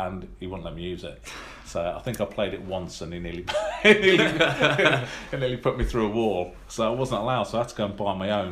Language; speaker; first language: English; native; English